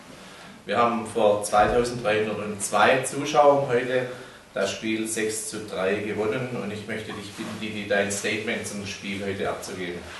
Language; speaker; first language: German; native; German